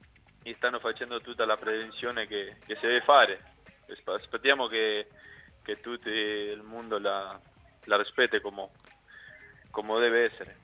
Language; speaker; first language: Italian; non-native, learner; Spanish